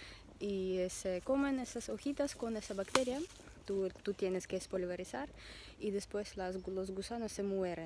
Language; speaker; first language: Spanish; non-native, learner; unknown